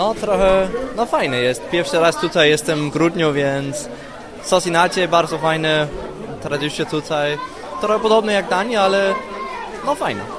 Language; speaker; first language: Polish; non-native, learner; Danish